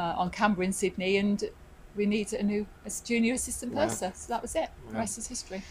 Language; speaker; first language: English; native; English